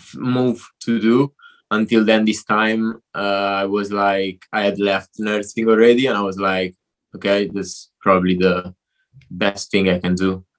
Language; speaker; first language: English; non-native, fluent; Italian